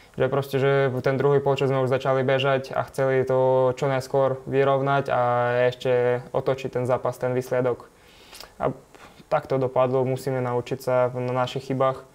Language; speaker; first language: Slovak; non-native, fluent; Ukrainian